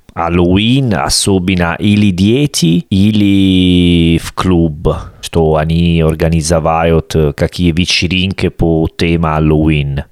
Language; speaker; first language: Russian; non-native, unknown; Italian